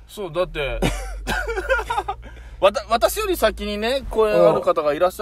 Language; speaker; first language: Japanese; native; Japanese